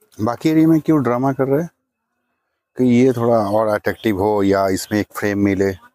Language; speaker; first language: Hindi; non-native, local second language; Bangla